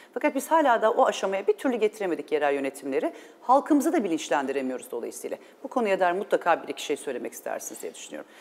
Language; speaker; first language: Turkish; native; Turkish